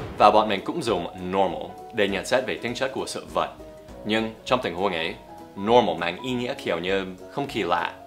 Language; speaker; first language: Vietnamese; non-native, fluent; English